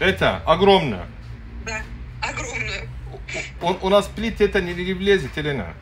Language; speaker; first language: Russian; non-native, learner; Turkish